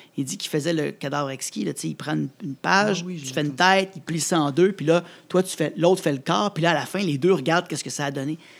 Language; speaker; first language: French; native; French